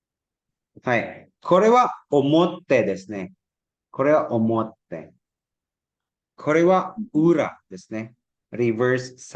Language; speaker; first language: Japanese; non-native, fluent; Cebuano